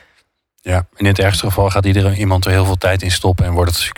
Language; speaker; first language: Dutch; native; Dutch